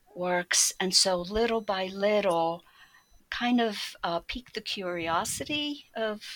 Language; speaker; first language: English; early bilingual, other home language; Polish